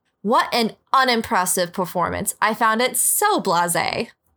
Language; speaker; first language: English; native; English